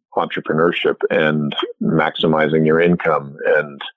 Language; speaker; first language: English; native; English